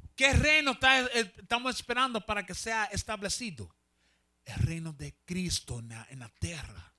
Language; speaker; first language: Spanish; early bilingual, heritage; Spanish